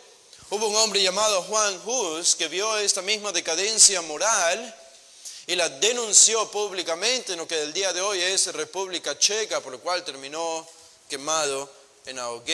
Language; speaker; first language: Spanish; native; Spanish